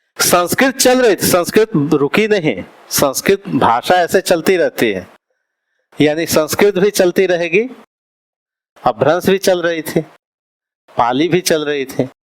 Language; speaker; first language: Hindi; native; Hindi